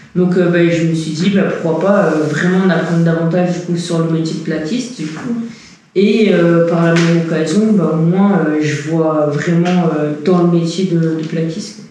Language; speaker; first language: French; early bilingual, heritage; French